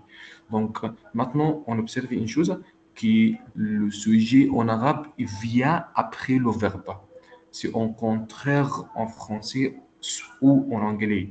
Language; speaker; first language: French; non-native, local second language; Arabic